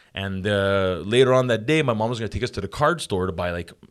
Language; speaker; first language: English; native; English